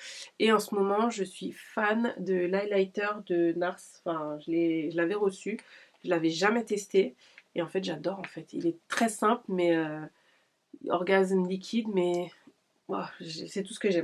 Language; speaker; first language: French; native; French